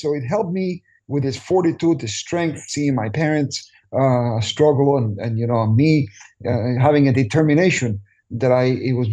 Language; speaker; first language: English; non-native, fluent; Spanish